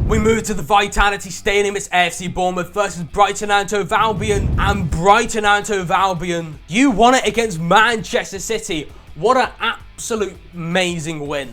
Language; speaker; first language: English; native; English